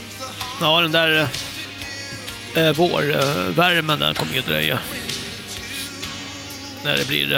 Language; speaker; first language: Swedish; native; Swedish